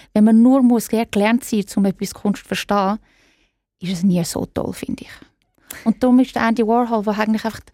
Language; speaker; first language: German; native; German